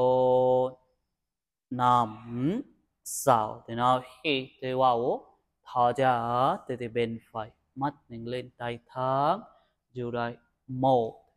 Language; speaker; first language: Vietnamese; non-native, learner; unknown